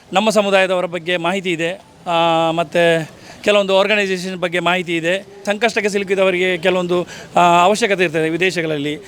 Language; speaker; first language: Kannada; non-native, local second language; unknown